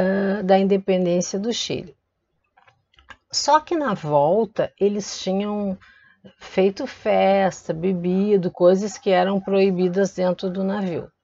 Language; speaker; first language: Portuguese; native; Portuguese